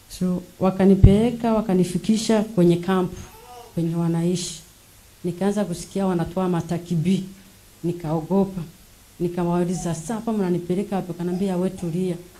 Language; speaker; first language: Swahili; non-native, local second language; Rundi